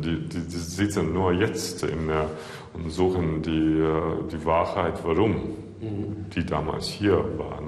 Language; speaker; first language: German; non-native, fluent; Latvian